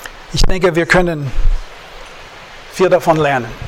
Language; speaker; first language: German; non-native, fluent; English